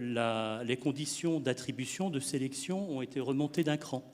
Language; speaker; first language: French; native; French